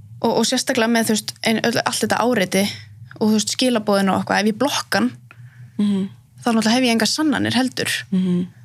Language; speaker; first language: Icelandic; native; Icelandic